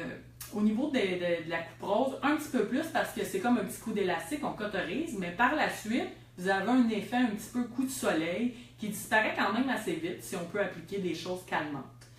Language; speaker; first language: French; native; French